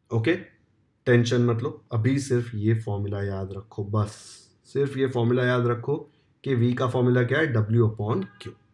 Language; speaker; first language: Hindi; non-native, local second language; Marathi